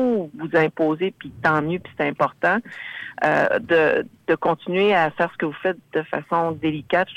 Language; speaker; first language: French; native; French